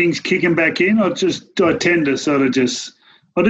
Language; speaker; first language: English; native; English